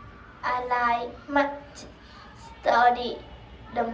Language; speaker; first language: English; non-native, learner; Vietnamese